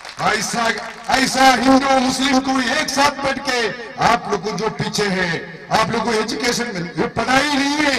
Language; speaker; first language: Hindi; non-native, local second language; Malayalam